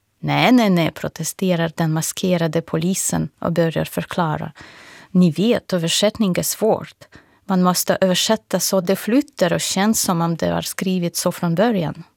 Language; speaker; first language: Swedish; non-native, fluent; Russian